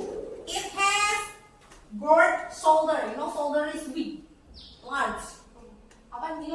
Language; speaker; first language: English; non-native, learner; Indonesian